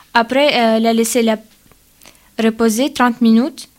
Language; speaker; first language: French; non-native, learner; Ukrainian